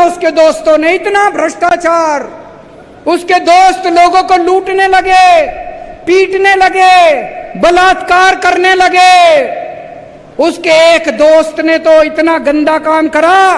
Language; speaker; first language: Hindi; native; Hindi